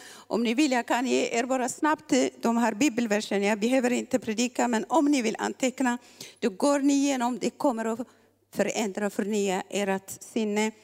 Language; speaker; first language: Swedish; non-native, fluent; Tigrinya